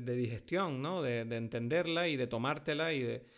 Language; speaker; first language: Spanish; non-native, fluent; French